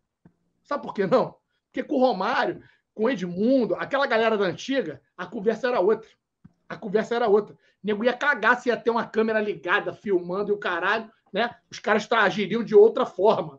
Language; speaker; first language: Portuguese; native; Portuguese